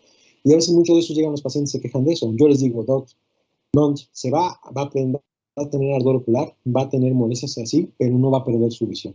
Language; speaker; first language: Spanish; native; Spanish